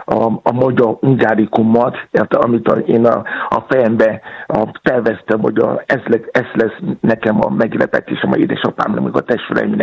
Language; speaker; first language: Hungarian; non-native, fluent; Yoruba